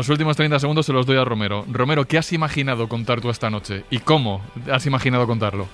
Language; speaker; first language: Spanish; native; Spanish